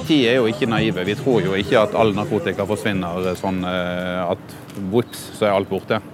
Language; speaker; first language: Norwegian; native; Norwegian